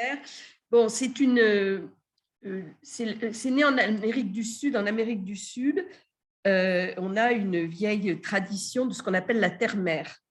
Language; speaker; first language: French; native; French